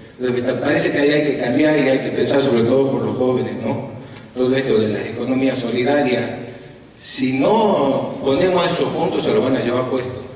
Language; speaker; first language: Spanish; native; Spanish